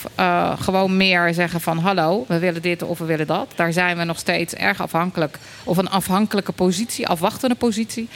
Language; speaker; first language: Dutch; native; Dutch